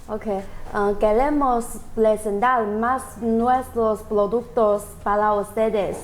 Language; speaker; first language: Spanish; non-native, learner; Chinese